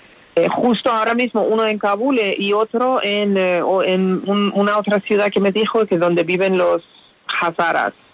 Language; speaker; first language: Spanish; non-native, fluent; Persian